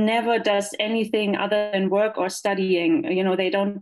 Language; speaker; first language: English; non-native, fluent; German